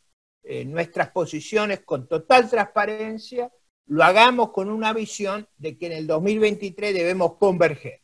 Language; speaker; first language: Spanish; native; Spanish